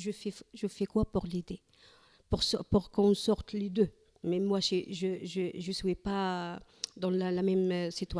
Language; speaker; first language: French; non-native, learner; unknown